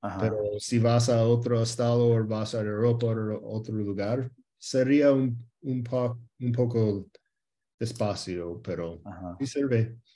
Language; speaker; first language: Spanish; early bilingual, heritage; Spanish